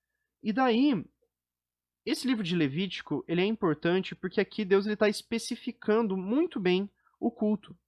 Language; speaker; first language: Portuguese; native; Portuguese